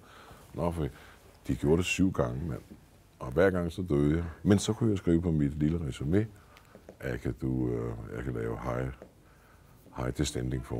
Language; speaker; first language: Danish; native; Danish